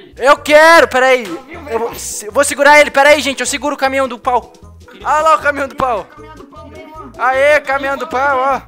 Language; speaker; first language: Portuguese; native; Portuguese